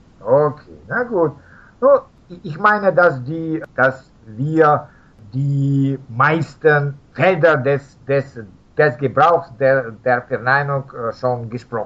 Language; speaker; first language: German; non-native, fluent; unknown